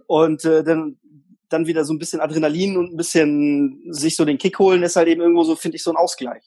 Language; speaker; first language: German; early bilingual, other home language; Polish